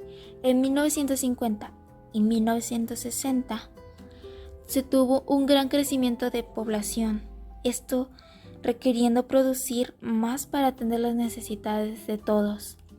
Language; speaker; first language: Spanish; native; Spanish